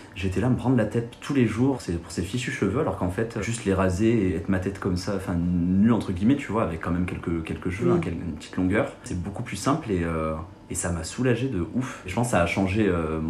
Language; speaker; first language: French; native; French